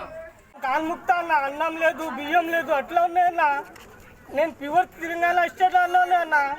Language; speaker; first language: Telugu; non-native, local second language; Urdu